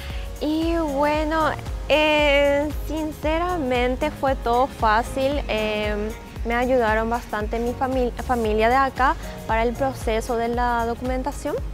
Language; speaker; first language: Spanish; non-native, fluent; Japanese